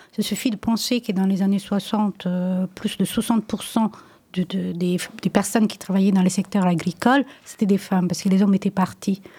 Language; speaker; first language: French; non-native, fluent; Italian